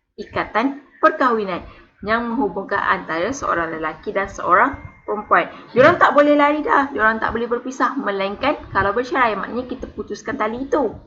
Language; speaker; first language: Malay; native; Malay